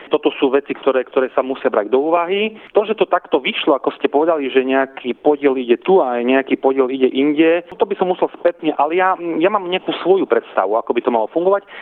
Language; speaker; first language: Slovak; non-native, local second language; Rusyn